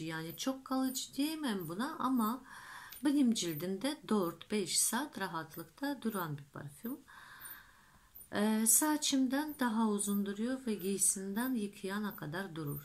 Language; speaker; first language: Turkish; non-native, fluent; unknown